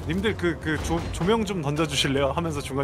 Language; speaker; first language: Korean; native; Korean